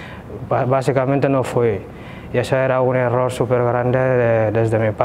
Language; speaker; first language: Spanish; non-native, fluent; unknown